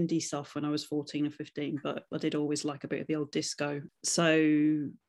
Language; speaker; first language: English; native; English